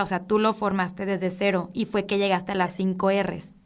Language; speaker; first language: Spanish; native; Spanish